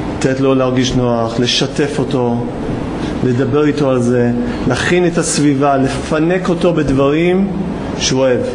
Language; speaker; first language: Hebrew; non-native, fluent; English